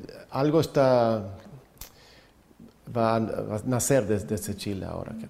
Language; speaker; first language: Spanish; non-native, fluent; Swedish